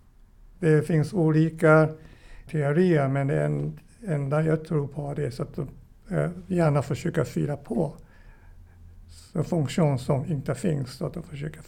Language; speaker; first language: Swedish; non-native, fluent; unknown